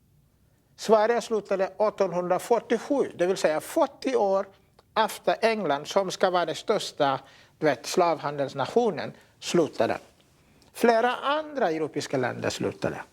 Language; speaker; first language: Swedish; non-native, fluent; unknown